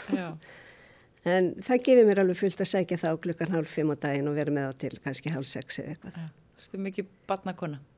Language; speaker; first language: Icelandic; native; Icelandic